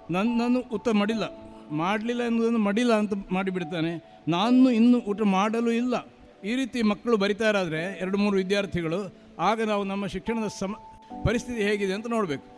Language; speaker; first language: Kannada; non-native, local second language; Marathi